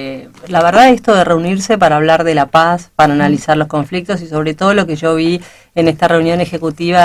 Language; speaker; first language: Spanish; native; Spanish